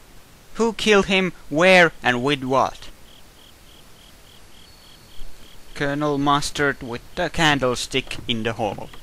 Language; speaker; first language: English; native; English